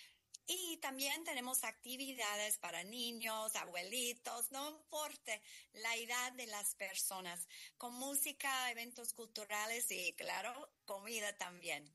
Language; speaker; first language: Spanish; non-native, fluent; English